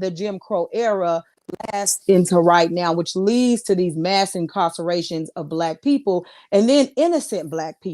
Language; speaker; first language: English; native; English